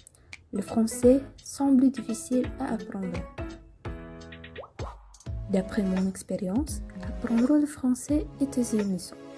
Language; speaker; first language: French; non-native, learner; Indonesian